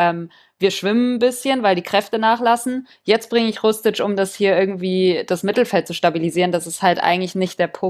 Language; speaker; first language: German; native; German